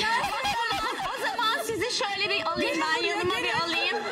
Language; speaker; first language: Turkish; native; Turkish